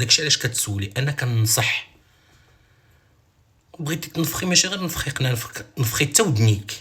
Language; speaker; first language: Arabic; native; Arabic